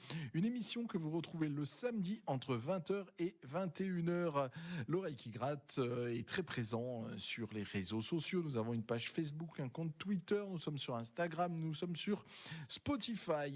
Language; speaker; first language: French; native; French